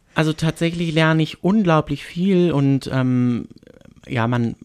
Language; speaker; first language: German; native; German